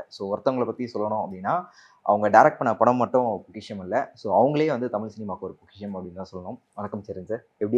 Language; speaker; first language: Tamil; native; Tamil